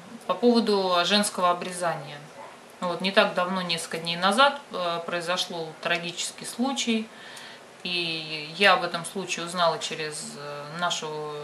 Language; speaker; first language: Russian; native; Russian